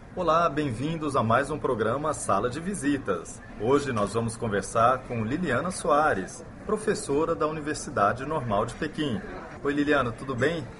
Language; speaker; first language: Portuguese; native; Portuguese